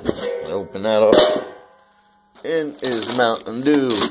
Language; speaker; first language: English; native; English